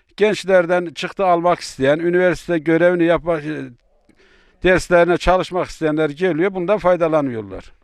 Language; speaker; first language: Turkish; native; Turkish